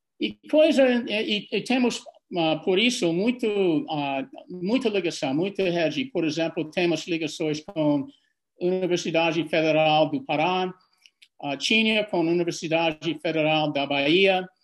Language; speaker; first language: Portuguese; non-native, fluent; English